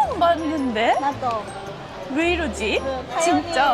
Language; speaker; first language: Korean; non-native, fluent; Japanese